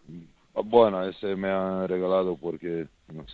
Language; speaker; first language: Spanish; non-native, fluent; Serbian